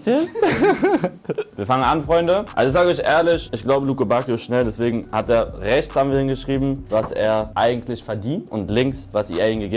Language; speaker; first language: German; native; German